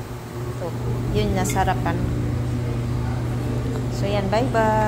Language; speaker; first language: Filipino; native; Filipino